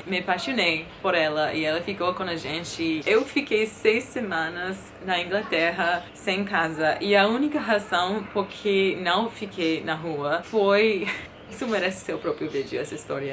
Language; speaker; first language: Portuguese; non-native, fluent; English